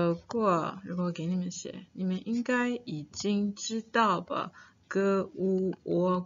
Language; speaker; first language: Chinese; non-native, fluent; English